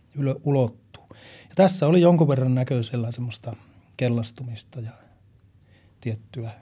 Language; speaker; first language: Finnish; native; Finnish